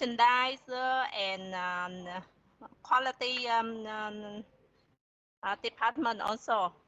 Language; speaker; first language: English; non-native, learner; Vietnamese